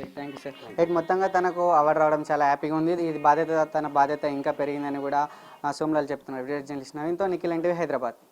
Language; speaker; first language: Telugu; native; Telugu